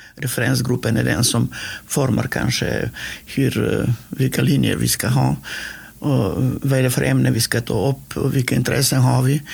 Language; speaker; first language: Swedish; non-native, fluent; Macedonian